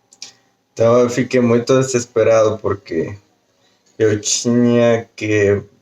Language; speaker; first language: Portuguese; non-native, learner; Spanish